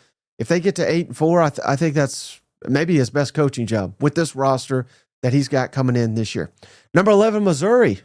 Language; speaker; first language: English; native; English